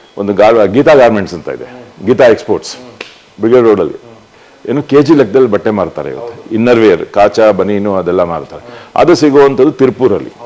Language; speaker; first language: Kannada; native; Kannada